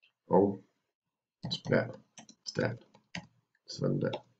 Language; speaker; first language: Danish; native; Danish